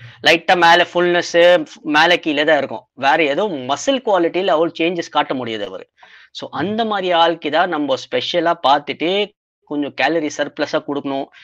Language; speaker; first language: Tamil; native; Tamil